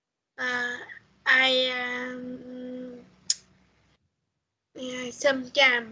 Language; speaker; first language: English; non-native, learner; Vietnamese